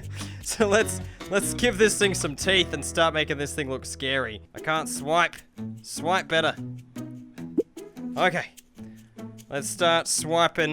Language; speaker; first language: English; native; English